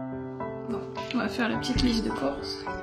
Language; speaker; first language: French; native; French